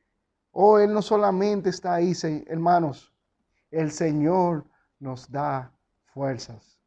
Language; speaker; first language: Spanish; native; Spanish